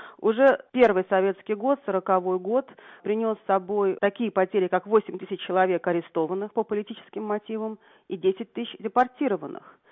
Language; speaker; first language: Russian; native; Russian